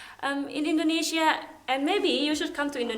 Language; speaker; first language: English; non-native, learner; Indonesian